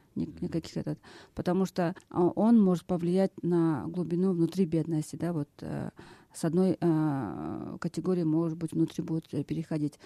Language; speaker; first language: Russian; non-native, local second language; Kyrgyz